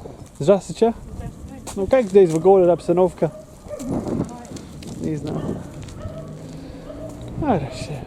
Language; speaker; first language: Russian; non-native, fluent; English